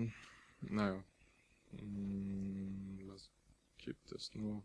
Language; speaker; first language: German; non-native, fluent; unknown